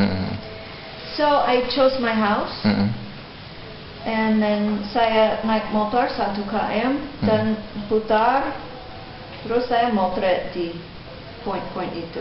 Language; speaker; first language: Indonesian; non-native, fluent; English